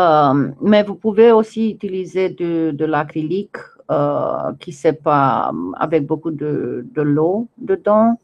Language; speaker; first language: French; non-native, fluent; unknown